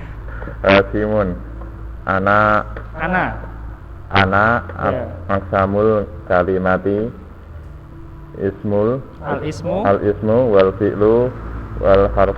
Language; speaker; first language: Arabic; non-native, learner; Indonesian